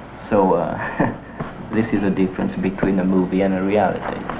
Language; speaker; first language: English; non-native, fluent; French